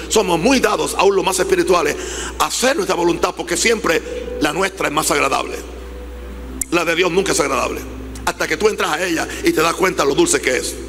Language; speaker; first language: Spanish; native; Spanish